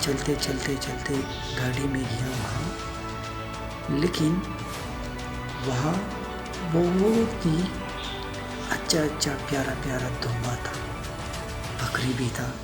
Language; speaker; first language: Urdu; non-native, local second language; Pashto